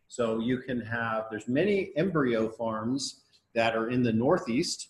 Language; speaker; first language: English; native; English